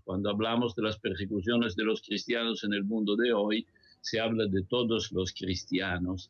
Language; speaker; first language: Spanish; non-native, fluent; Italian